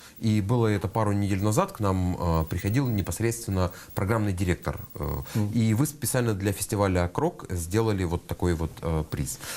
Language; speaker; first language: Russian; native; Russian